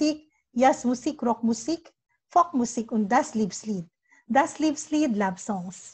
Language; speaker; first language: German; non-native, learner; Filipino